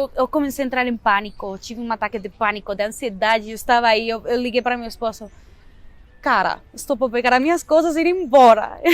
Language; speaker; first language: Portuguese; non-native, fluent; Spanish